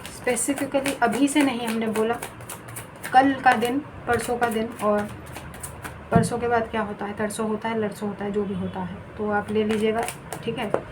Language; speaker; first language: Hindi; non-native, local second language; Bangla